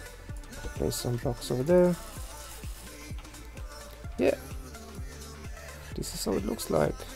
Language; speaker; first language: English; non-native, fluent; German